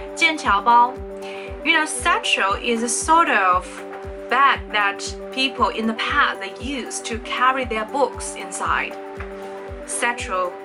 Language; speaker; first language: English; non-native, fluent; Chinese